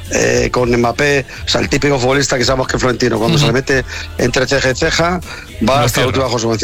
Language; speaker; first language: Spanish; native; Spanish